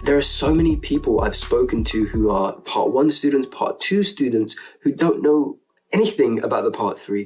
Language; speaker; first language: English; native; English